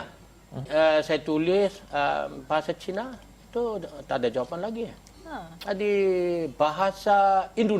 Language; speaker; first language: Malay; non-native, learner; Korean